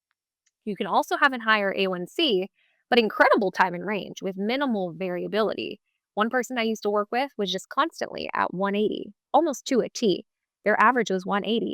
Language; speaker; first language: English; native; English